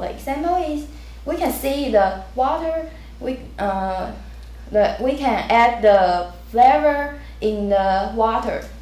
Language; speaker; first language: English; non-native, learner; Chinese